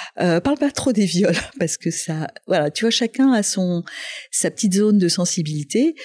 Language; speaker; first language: French; non-native, local second language; Arabic